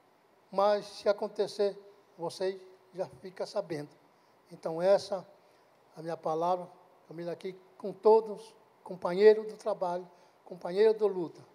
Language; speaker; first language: Portuguese; non-native, local second language; Guarani